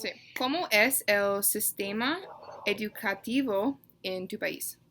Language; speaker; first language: Spanish; non-native, learner; English